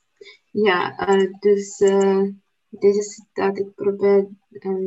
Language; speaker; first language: Dutch; non-native, learner; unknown